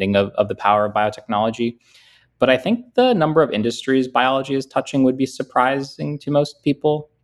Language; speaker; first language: English; native; English